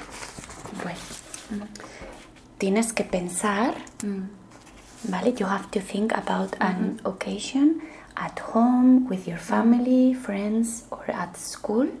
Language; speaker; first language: English; non-native, fluent; Spanish